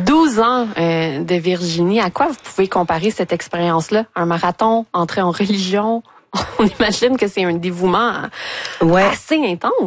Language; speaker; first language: French; native; French